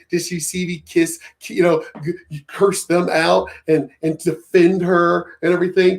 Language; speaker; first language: English; native; English